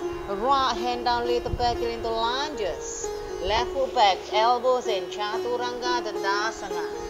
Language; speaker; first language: English; non-native, fluent; Indonesian